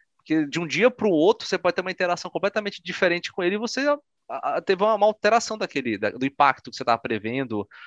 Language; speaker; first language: Portuguese; native; Portuguese